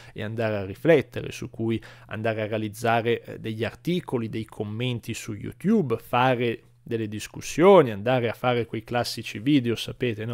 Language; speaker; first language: Italian; native; Italian